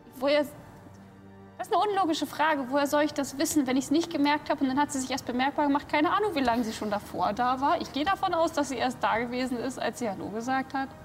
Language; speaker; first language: German; native; German